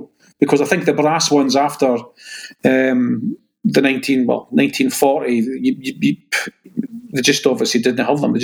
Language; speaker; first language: English; native; English